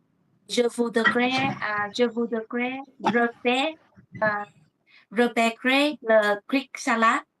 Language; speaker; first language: French; non-native, learner; Vietnamese